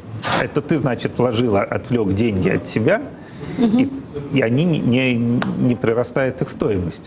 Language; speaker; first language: Russian; native; Russian